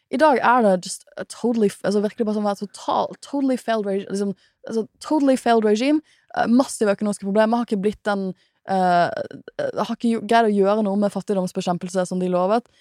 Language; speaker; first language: Norwegian; native; Norwegian